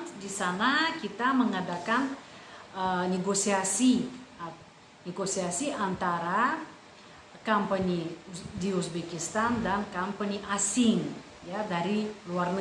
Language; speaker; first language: Indonesian; non-native, fluent; Russian